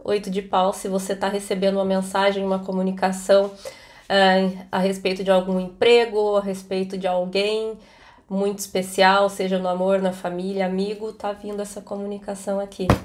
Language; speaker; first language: Portuguese; native; Portuguese